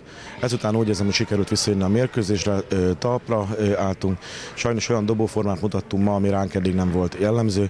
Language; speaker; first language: Hungarian; native; Hungarian